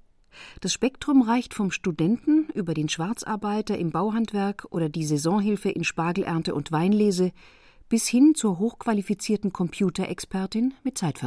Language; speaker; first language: German; native; German